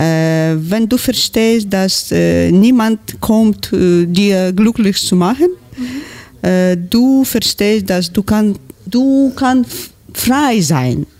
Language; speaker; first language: German; non-native, learner; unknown